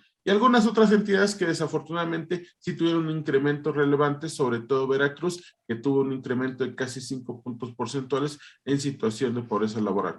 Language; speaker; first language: Spanish; native; Spanish